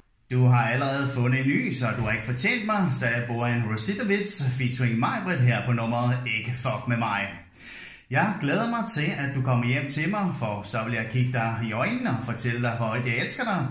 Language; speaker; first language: Danish; native; Danish